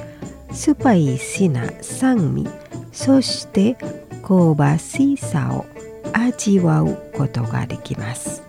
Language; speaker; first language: Japanese; non-native, fluent; Indonesian